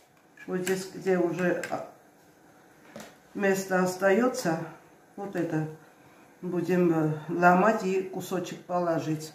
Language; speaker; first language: Russian; non-native, fluent; Armenian